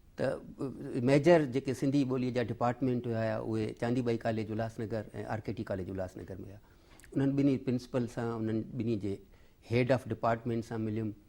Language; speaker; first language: Sindhi; native; Sindhi